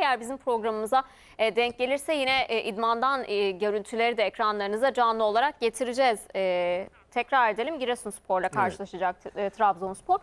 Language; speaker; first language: Turkish; native; Turkish